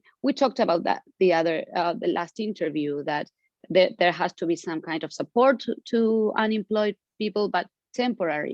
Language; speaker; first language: English; non-native, fluent; Spanish